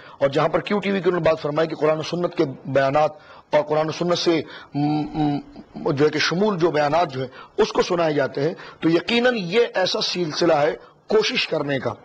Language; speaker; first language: Urdu; native; Urdu